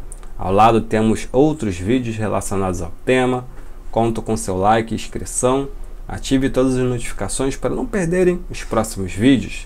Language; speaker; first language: Portuguese; native; Portuguese